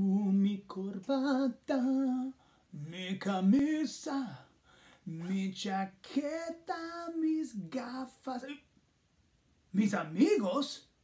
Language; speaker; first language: Spanish; non-native, fluent; English